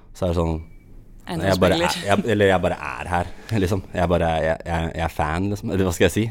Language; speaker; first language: Norwegian; early bilingual, other home language; Arabic